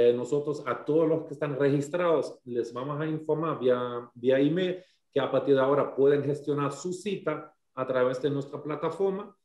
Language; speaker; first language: Spanish; non-native, fluent; German